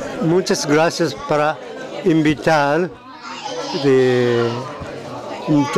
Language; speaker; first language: Spanish; non-native, learner; Japanese